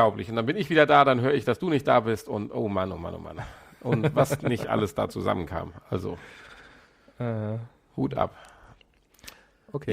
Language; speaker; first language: German; native; German